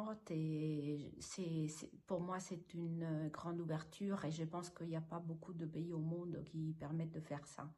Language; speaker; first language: French; non-native, fluent; Italian